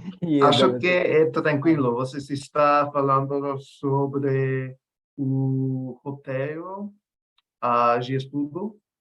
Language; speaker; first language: Portuguese; non-native, learner; English